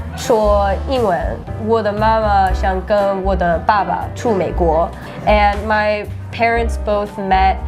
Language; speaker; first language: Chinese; early bilingual, heritage; English